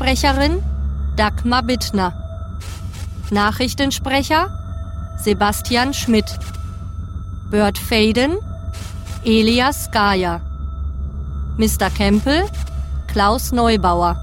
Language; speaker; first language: German; native; German